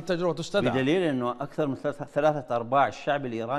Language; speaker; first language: Arabic; native; Arabic